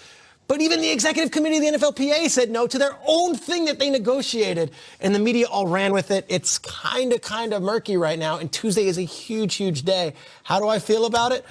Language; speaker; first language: English; native; English